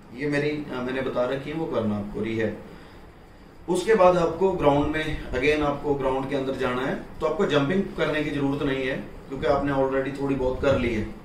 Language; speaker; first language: Hindi; non-native, local second language; Punjabi